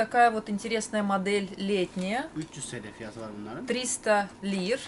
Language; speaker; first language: Russian; native; Russian